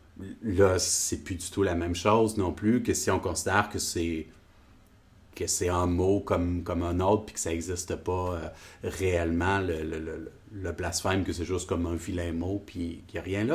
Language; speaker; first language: French; native; French